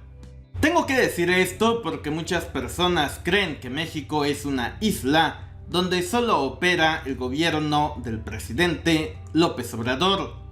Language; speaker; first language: Spanish; native; Spanish